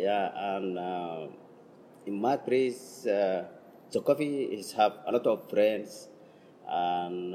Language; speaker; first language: English; non-native, learner; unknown